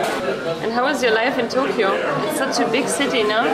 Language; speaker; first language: English; non-native, fluent; German